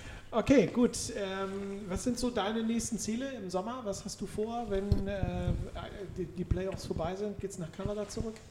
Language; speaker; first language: German; native; German